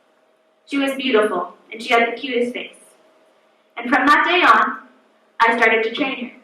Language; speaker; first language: English; native; English